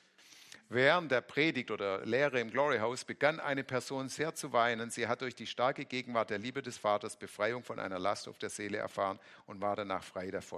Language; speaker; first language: German; native; German